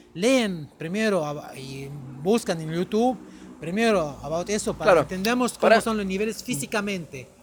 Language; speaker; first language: Spanish; non-native, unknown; Arabic